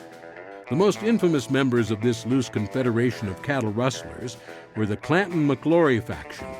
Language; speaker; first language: English; native; English